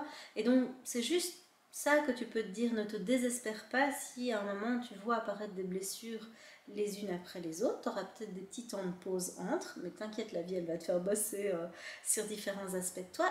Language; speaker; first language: French; native; French